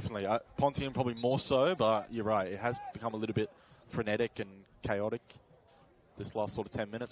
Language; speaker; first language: English; native; English